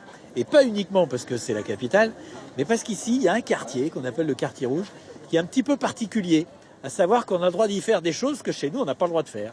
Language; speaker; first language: French; native; French